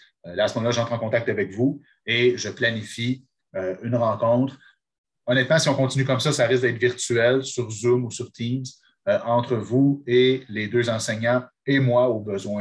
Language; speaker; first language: French; native; French